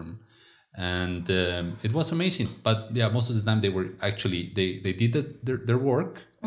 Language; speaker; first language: English; non-native, fluent; Spanish